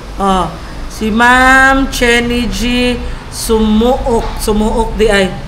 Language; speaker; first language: Filipino; non-native, local second language; Cebuano